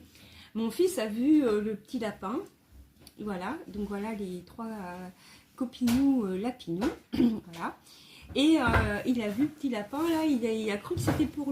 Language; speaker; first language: French; native; French